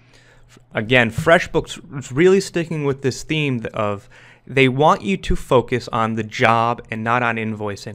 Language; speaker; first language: English; native; English